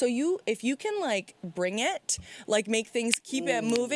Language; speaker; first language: English; native; English